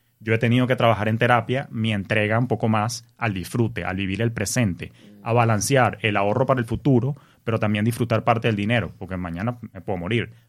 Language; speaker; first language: Spanish; native; Spanish